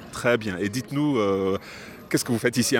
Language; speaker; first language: French; non-native, fluent; English